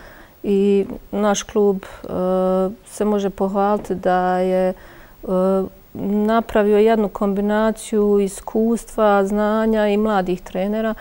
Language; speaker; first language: Croatian; native; Croatian